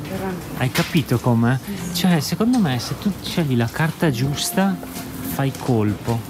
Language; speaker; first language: Italian; native; Italian